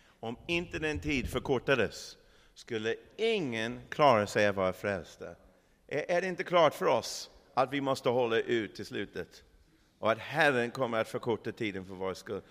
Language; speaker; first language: Swedish; non-native, fluent; English